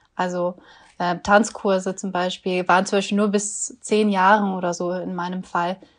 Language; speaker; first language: German; early bilingual, other home language; Russian